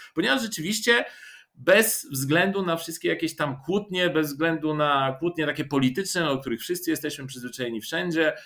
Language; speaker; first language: Polish; non-native, fluent; Bulgarian